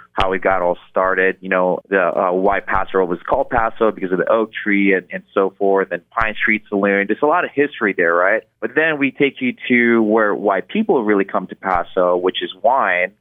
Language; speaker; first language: English; non-native, local second language; Filipino